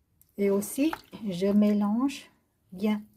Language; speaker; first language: French; non-native, learner; Vietnamese